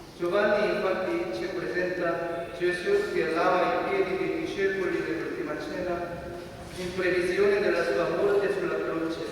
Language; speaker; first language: Italian; non-native, fluent; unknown